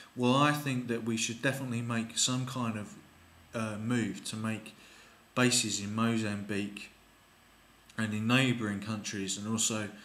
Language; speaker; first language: English; native; English